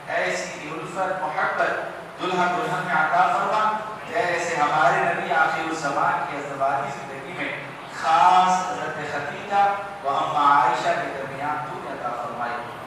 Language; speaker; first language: Urdu; native; Urdu